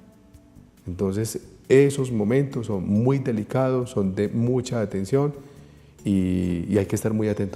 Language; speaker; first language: Spanish; native; Spanish